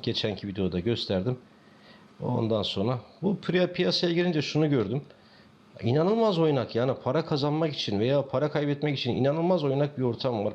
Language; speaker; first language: Turkish; native; Turkish